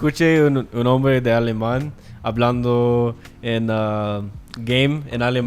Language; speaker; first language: Spanish; non-native, learner; English